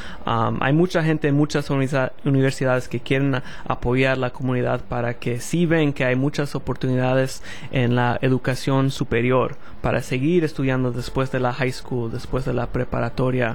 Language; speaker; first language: Spanish; early bilingual, heritage; Spanish